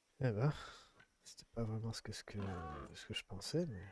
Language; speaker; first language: French; native; French